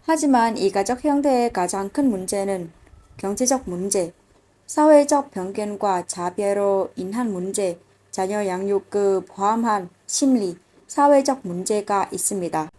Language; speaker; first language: Korean; non-native, fluent; Vietnamese